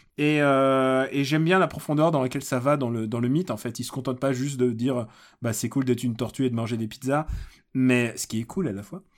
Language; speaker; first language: French; early bilingual, other home language; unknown